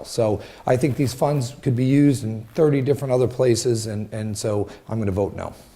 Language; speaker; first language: English; native; English